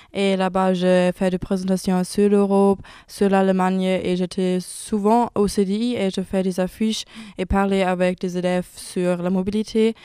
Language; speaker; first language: French; non-native, learner; German